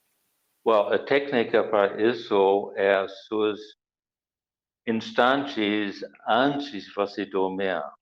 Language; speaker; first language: Portuguese; non-native, learner; English